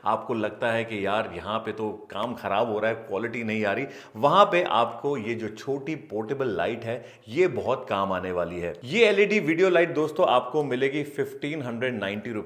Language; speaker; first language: Hindi; native; Hindi